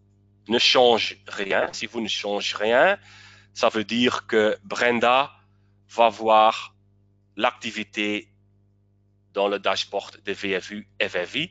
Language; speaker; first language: French; non-native, local second language; Dutch